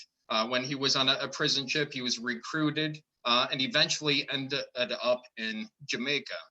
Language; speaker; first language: English; native; English